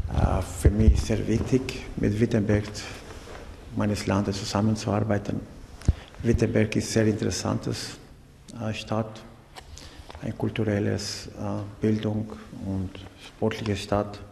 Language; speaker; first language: German; non-native, learner; Macedonian